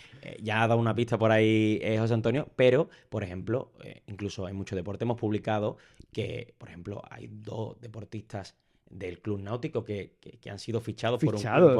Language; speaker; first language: Spanish; native; Spanish